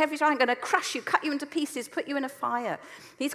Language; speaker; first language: English; native; English